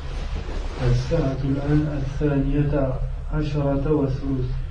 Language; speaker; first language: Arabic; non-native, learner; French